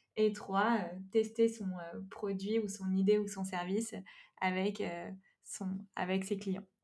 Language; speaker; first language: French; native; French